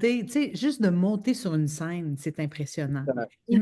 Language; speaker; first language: French; native; French